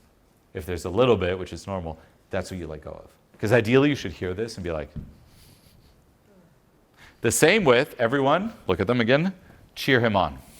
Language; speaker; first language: English; non-native, fluent; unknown